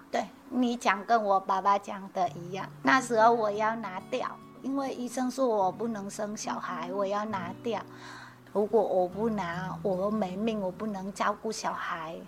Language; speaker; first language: Chinese; non-native, fluent; Vietnamese